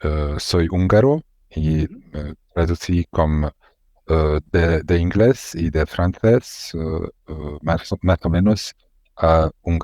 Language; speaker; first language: Spanish; non-native, learner; Hungarian